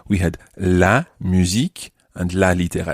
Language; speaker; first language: French; non-native, fluent; English